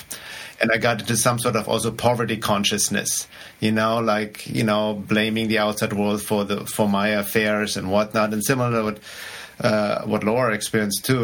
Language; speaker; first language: English; non-native, fluent; German